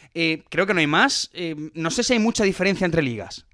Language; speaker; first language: Spanish; native; Spanish